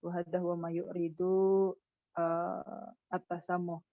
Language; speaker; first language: Arabic; non-native, fluent; Indonesian